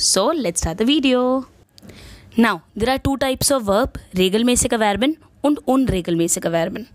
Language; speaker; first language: German; non-native, fluent; Hindi